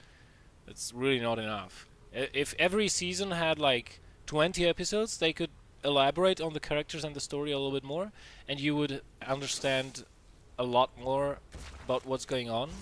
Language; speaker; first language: English; non-native, fluent; Dutch